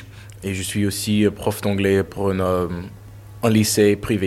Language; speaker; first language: French; non-native, fluent; English